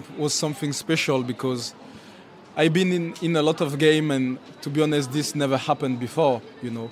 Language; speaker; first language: English; non-native, fluent; French